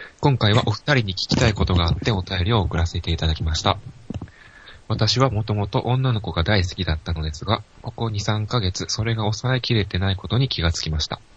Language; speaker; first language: Japanese; native; Japanese